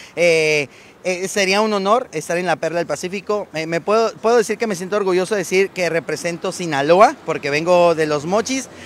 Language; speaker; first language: Spanish; native; Spanish